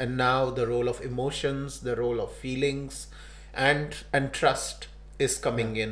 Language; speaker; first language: English; non-native, local second language; Gujarati